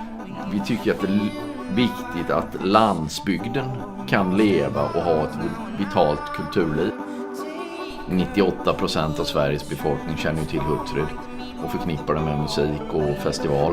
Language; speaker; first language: Swedish; native; Swedish